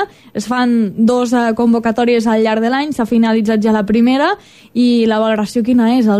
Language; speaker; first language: Catalan; native; Catalan